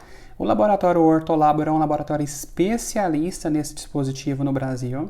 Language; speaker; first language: Portuguese; native; Portuguese